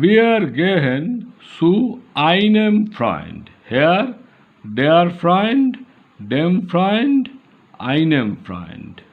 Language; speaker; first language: German; non-native, learner; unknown